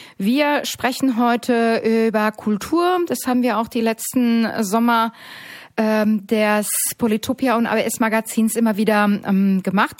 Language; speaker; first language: German; native; German